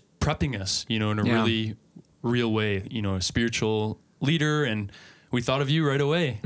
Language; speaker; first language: English; native; English